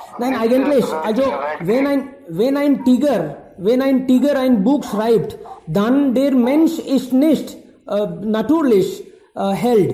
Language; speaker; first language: German; non-native, fluent; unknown